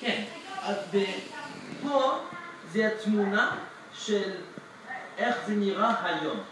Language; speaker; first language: Hebrew; non-native, learner; English